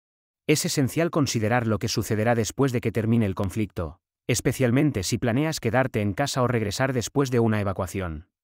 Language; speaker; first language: Spanish; native; Spanish